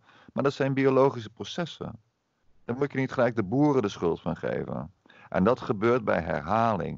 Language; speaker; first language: Dutch; native; Dutch